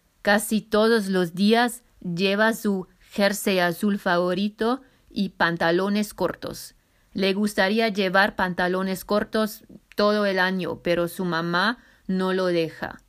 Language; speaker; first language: Spanish; non-native, fluent; German